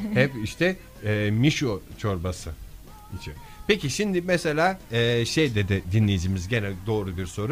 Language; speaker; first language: Turkish; native; Turkish